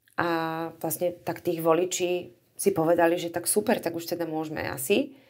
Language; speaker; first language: Slovak; native; Slovak